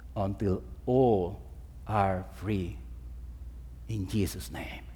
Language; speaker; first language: English; non-native, fluent; Spanish